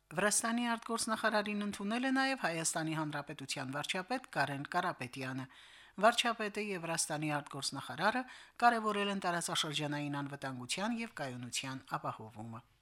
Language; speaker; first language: Armenian; native; Armenian